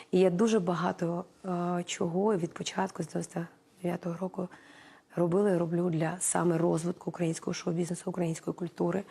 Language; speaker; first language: Ukrainian; non-native, local second language; Russian